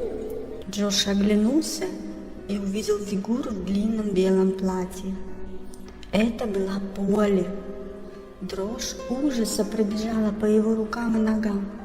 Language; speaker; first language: Russian; native; Russian